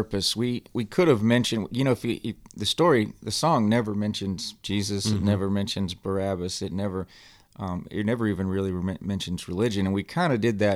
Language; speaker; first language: English; native; English